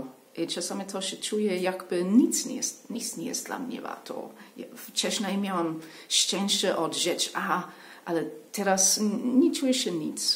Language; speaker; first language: Polish; non-native, learner; English